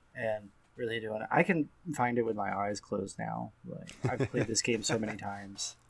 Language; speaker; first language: English; native; English